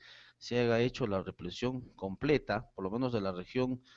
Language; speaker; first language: Spanish; native; Spanish